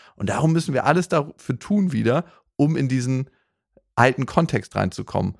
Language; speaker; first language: German; native; German